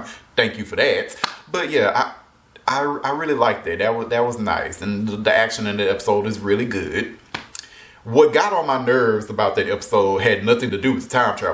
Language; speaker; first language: English; native; English